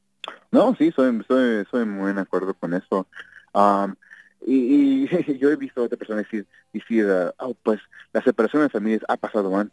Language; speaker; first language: Spanish; early bilingual, heritage; Spanish